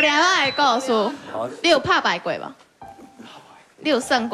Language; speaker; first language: Chinese; native; Chinese